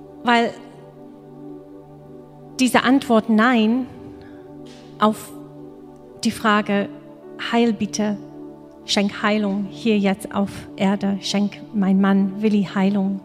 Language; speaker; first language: German; non-native, fluent; English